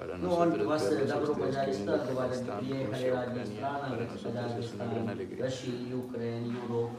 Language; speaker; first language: Russian; non-native, learner; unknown